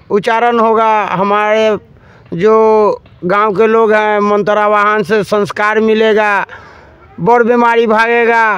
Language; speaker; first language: Hindi; native; Hindi